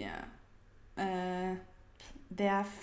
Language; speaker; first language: German; non-native, learner; Spanish